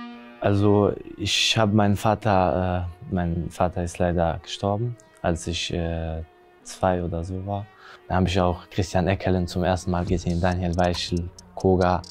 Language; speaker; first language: German; early bilingual, other home language; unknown